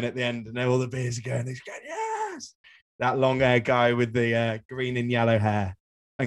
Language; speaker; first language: English; native; English